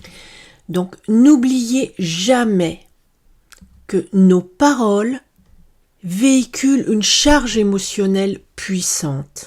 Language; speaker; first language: French; native; French